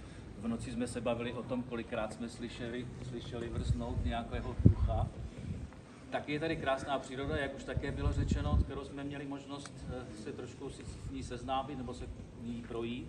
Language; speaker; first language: Czech; native; Czech